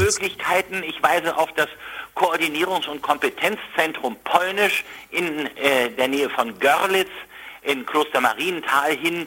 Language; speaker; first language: German; native; German